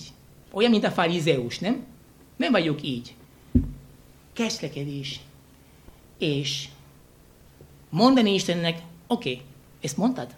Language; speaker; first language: Hungarian; non-native, fluent; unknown